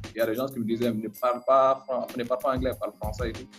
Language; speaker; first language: French; non-native, local second language; Bambara